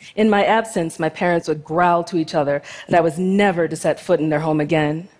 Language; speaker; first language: English; native; English